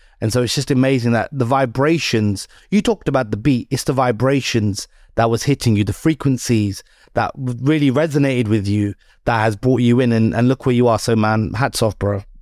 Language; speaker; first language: English; native; English